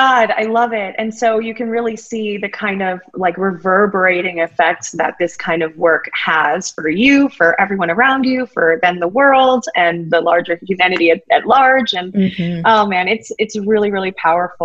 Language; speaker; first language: English; native; English